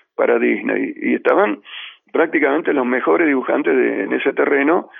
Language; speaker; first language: Spanish; native; Spanish